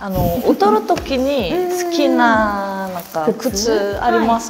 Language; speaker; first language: Japanese; non-native, learner; Korean